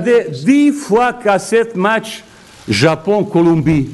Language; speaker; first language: French; non-native, fluent; Bosnian